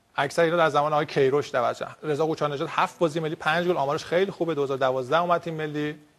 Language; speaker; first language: Persian; native; Persian